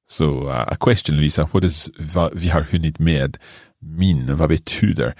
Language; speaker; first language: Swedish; non-native, learner; English